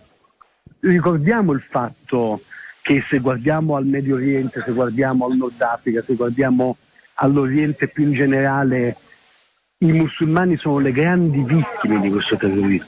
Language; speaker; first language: Italian; native; Italian